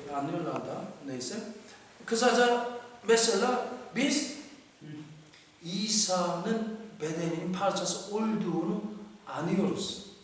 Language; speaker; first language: Turkish; non-native, fluent; Korean